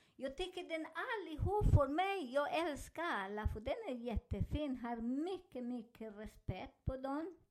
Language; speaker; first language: Swedish; non-native, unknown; Spanish